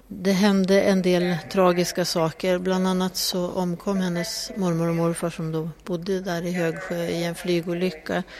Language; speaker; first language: Swedish; native; Swedish